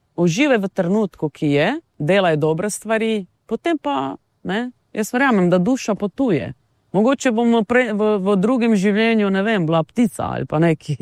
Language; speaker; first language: Slovenian; non-native, local second language; Romany